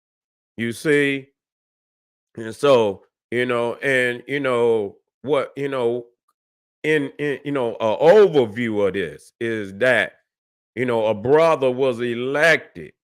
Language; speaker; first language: English; native; English